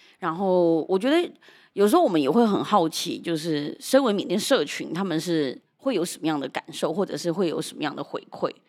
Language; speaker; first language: Chinese; early bilingual, heritage; Chinese